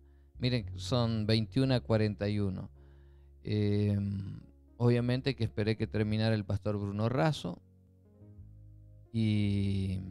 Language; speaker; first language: Spanish; native; Spanish